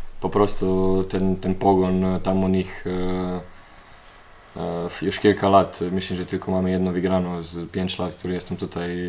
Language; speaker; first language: Polish; non-native, learner; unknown